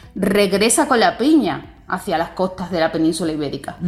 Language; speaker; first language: Spanish; native; Spanish